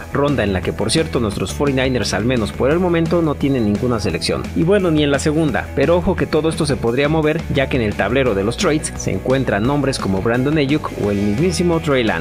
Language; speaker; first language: Spanish; native; Spanish